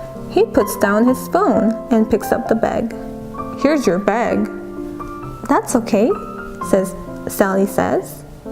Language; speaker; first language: English; non-native, fluent; Korean